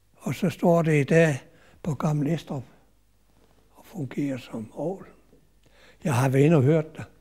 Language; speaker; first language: Danish; native; Danish